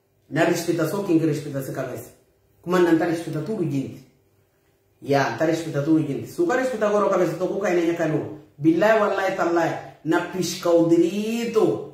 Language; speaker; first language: Portuguese; non-native, local second language; Upper Guinea Crioulo